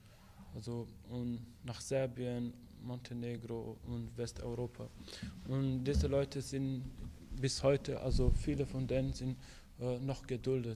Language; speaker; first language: German; non-native, fluent; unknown